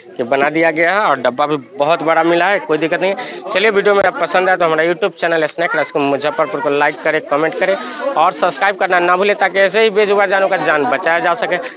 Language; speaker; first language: Hindi; native; Hindi